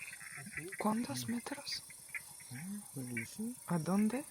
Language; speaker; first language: Spanish; non-native, learner; French